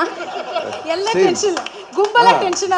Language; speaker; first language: Tamil; native; Tamil